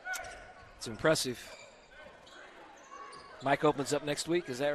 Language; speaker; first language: English; native; English